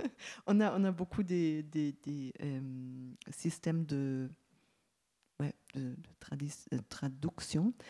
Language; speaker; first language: French; non-native, fluent; German